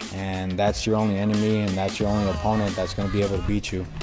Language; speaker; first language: English; early bilingual, other home language; Spanish